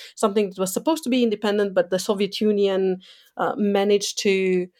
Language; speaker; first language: English; non-native, fluent; Romanian